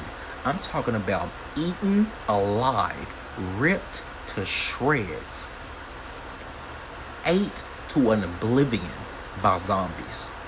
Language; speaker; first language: English; native; English